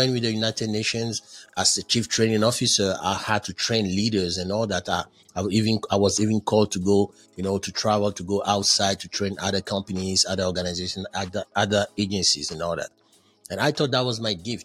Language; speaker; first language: English; non-native, fluent; French